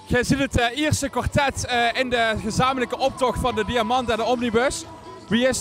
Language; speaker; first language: Dutch; native; Dutch